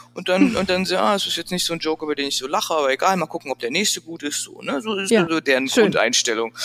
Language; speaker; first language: German; native; German